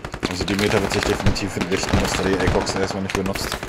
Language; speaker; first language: German; native; German